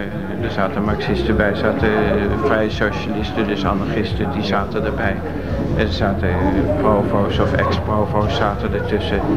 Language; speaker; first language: Dutch; native; Dutch